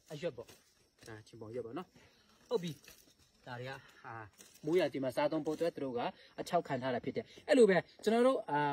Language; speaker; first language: Burmese; non-native, local second language; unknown